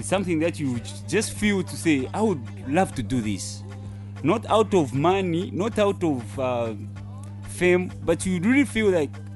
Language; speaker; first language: English; non-native, local second language; Bemba